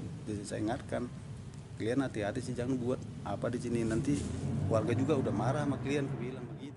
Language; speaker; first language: Indonesian; native; Indonesian